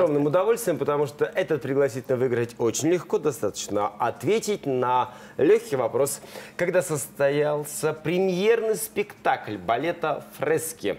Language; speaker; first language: Russian; native; Russian